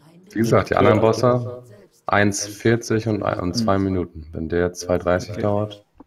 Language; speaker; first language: German; native; German